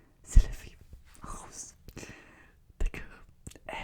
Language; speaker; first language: French; non-native, learner; Russian